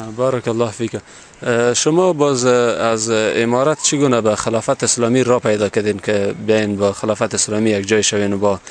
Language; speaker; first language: Persian; native; Persian